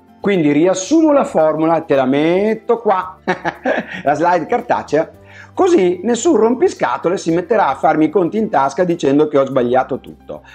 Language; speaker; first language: Italian; native; Italian